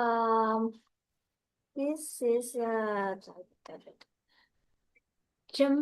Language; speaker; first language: English; non-native, learner; Vietnamese